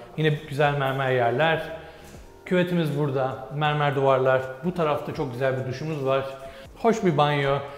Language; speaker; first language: Turkish; early bilingual, heritage; Turkish